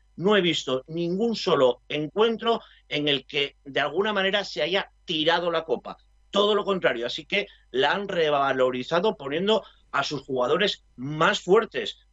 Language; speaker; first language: Spanish; native; Spanish